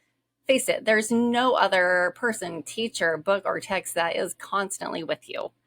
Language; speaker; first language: English; native; English